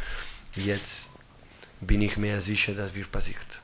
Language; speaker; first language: German; non-native, learner; Catalan